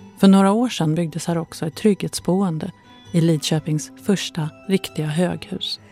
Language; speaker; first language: Swedish; native; Swedish